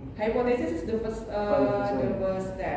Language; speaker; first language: English; non-native, learner; Indonesian